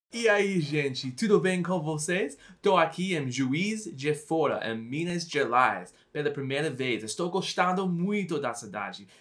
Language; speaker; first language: Portuguese; non-native, learner; Dutch